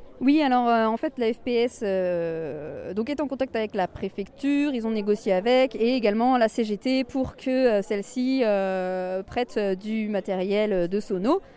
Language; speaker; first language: French; native; French